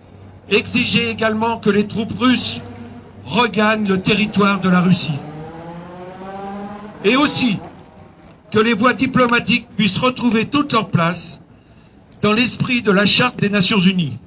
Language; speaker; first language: French; native; French